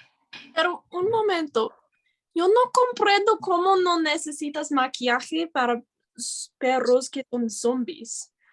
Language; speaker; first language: Spanish; non-native, learner; English